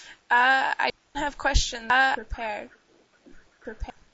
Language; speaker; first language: English; native; English